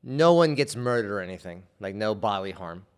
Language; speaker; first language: English; native; English